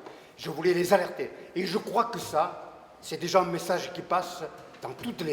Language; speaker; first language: French; native; French